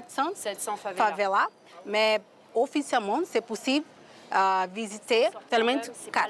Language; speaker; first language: French; non-native, learner; Portuguese